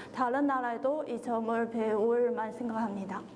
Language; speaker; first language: Korean; non-native, learner; Chinese